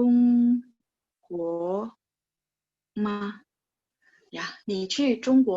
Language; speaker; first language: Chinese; non-native, fluent; Indonesian